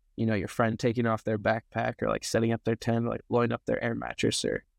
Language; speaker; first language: English; native; English